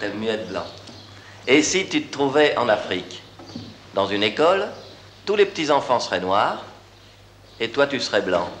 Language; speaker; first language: French; native; French